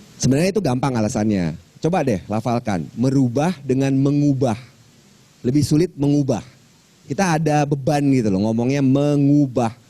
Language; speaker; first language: Indonesian; non-native, local second language; Minangkabau